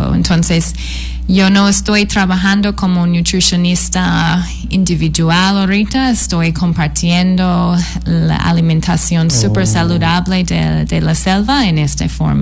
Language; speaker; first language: Spanish; non-native, fluent; English